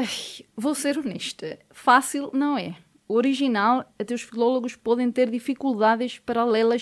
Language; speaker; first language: Portuguese; native; Portuguese